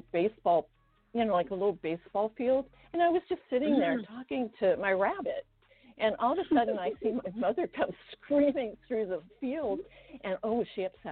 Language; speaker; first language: English; non-native, fluent; Estonian